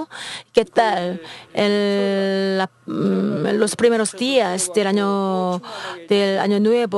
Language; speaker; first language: Spanish; non-native, learner; Korean